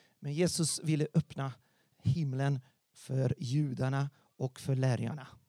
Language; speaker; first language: Swedish; non-native, fluent; Portuguese